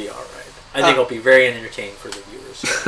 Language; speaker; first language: English; native; English